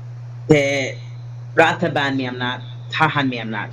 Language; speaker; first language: Thai; non-native, learner; English